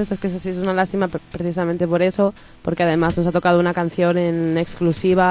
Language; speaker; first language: Spanish; native; Spanish